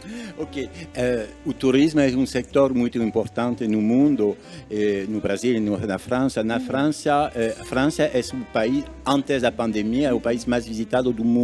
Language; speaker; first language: Portuguese; non-native, learner; French